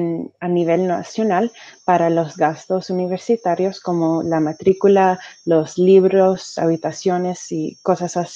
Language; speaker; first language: Spanish; early bilingual, heritage; Spanish